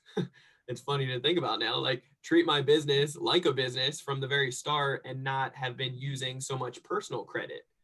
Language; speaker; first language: English; native; English